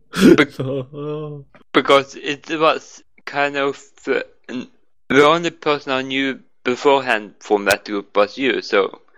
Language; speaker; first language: English; non-native, learner; Norwegian